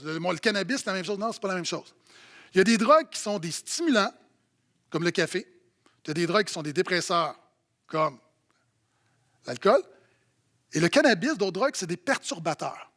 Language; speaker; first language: French; native; French